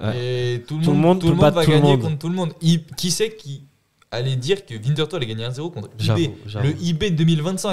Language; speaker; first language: French; native; French